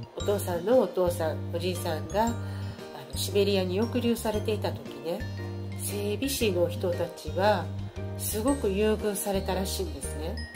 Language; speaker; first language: Japanese; native; Japanese